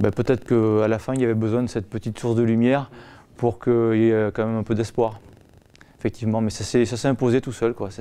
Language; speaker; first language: French; native; French